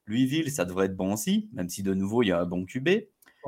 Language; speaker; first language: French; native; French